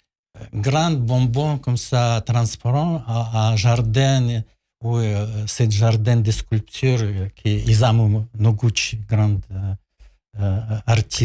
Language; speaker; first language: French; non-native, learner; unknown